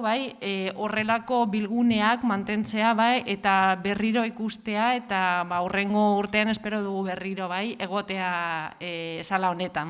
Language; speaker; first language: Basque; non-native, fluent; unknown